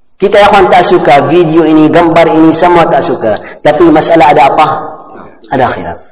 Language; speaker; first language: Malay; non-native, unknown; Arabic